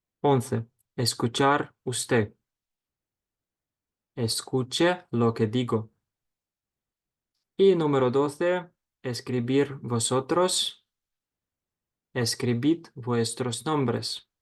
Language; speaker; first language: Spanish; non-native, fluent; Ukrainian